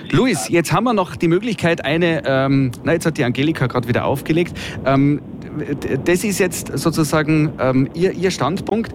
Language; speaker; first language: German; native; German